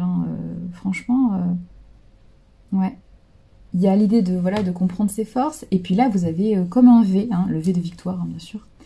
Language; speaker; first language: French; native; French